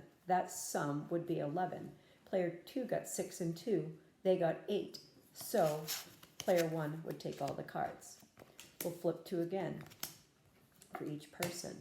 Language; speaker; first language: English; native; English